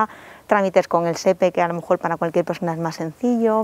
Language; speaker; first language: Spanish; native; Spanish